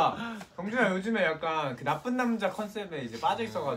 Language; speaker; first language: Korean; native; Korean